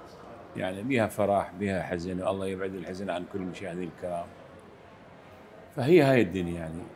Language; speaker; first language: Arabic; native; Arabic